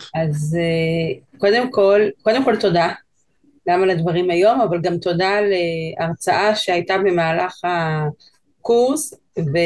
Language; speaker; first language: Hebrew; non-native, fluent; Spanish